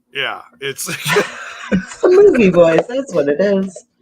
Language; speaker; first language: English; native; English